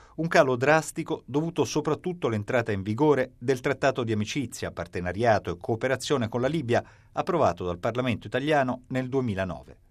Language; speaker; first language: Italian; native; Italian